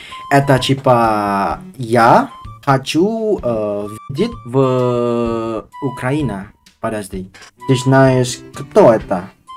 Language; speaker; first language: Russian; non-native, learner; Indonesian